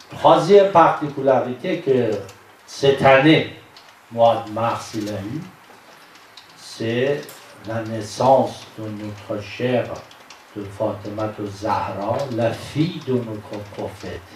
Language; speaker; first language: French; non-native, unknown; Persian